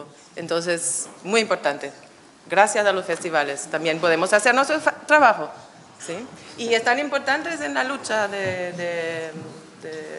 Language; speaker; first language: Spanish; non-native, fluent; German